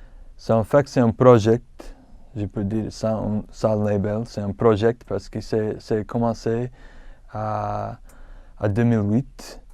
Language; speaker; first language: French; non-native, fluent; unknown